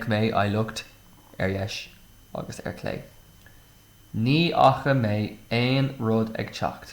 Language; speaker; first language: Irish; non-native, local second language; English